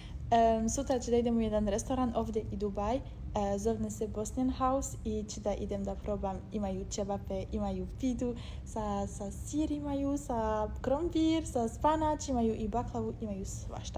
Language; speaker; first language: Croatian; early bilingual, heritage; Croatian